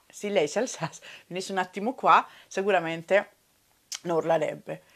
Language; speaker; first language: Italian; non-native, fluent; Spanish